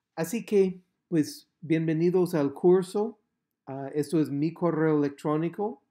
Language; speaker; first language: Spanish; non-native, fluent; English